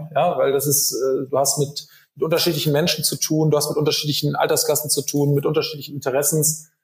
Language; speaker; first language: German; native; German